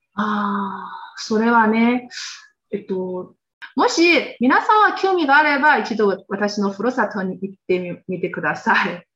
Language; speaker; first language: Japanese; non-native, fluent; Chinese